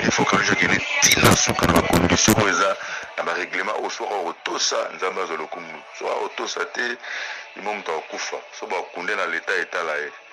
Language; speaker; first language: Lingala; non-native, local second language; Luba-Lulua